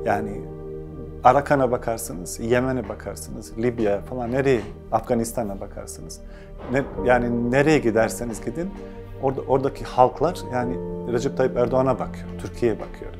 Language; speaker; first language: Turkish; non-native, fluent; Bosnian